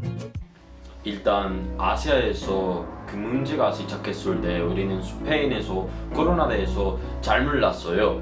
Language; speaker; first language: Korean; non-native, learner; Spanish